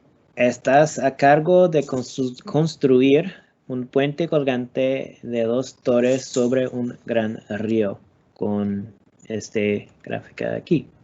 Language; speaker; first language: Spanish; non-native, learner; English